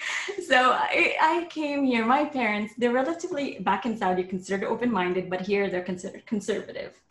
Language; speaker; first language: English; non-native, fluent; Arabic